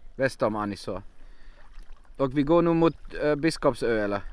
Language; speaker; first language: Swedish; non-native, fluent; German